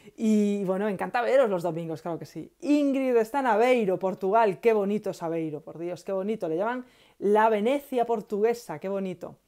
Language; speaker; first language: Spanish; native; Spanish